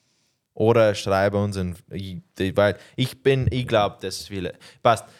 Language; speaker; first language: German; non-native, learner; English